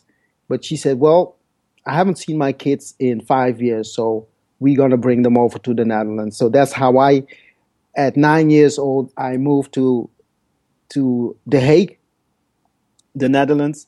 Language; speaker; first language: English; non-native, fluent; Dutch